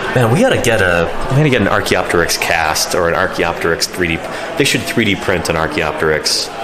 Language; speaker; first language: English; native; English